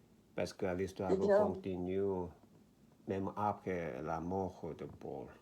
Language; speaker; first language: French; non-native, learner; Korean